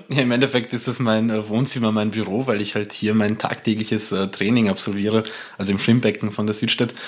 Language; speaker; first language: German; early bilingual, other home language; Romanian